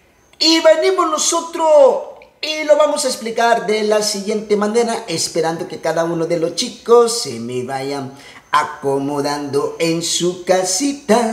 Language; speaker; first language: Spanish; native; Spanish